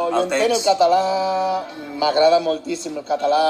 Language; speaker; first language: Catalan; non-native, local second language; Spanish